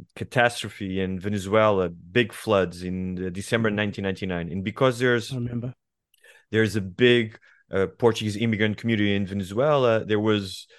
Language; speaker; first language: English; non-native, fluent; Portuguese